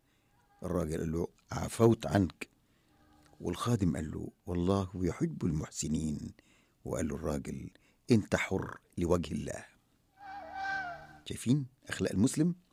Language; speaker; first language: Arabic; native; Arabic